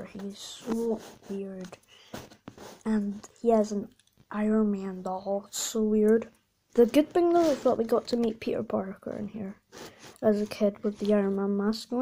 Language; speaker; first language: English; native; English